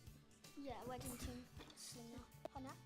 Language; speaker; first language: Welsh; non-native, local second language; English